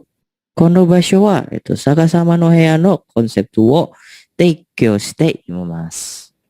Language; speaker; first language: Japanese; non-native, learner; Indonesian